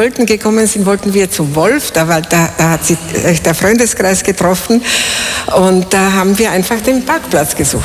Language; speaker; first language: German; non-native, fluent; Slovak